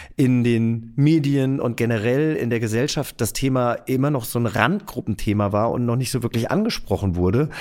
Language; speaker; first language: German; native; German